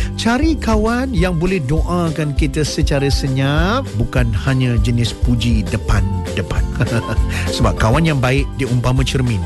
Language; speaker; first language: Malay; native; Malay